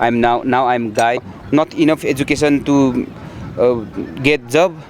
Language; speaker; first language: English; non-native, learner; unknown